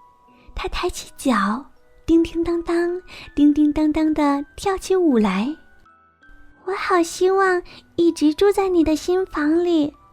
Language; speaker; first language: Chinese; native; Chinese